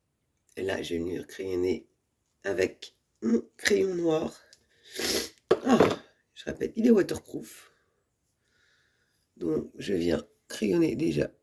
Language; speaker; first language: French; native; French